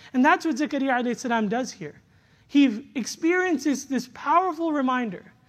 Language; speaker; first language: English; native; English